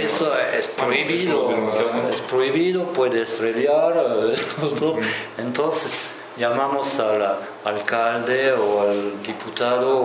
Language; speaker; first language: Spanish; non-native, fluent; French